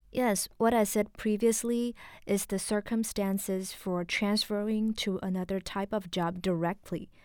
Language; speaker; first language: English; non-native, local second language; Filipino